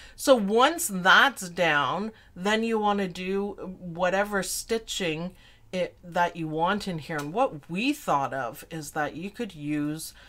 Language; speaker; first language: English; native; English